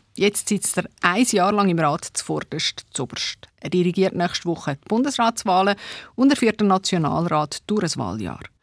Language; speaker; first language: German; native; German